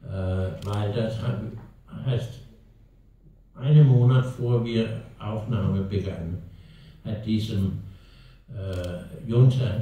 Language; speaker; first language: German; non-native, learner; Danish